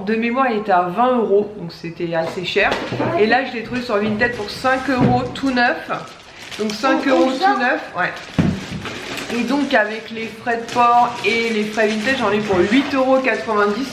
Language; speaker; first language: French; native; French